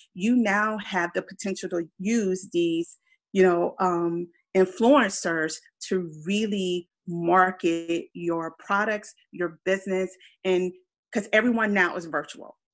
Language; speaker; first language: English; non-native, fluent; Spanish